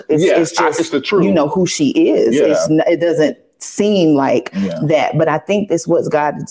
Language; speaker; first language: English; native; English